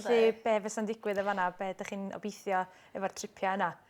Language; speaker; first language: Welsh; native; Welsh